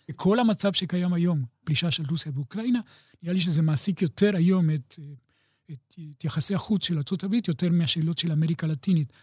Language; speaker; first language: Hebrew; native; Hebrew